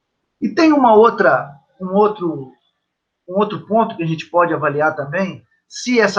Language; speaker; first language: Portuguese; native; Portuguese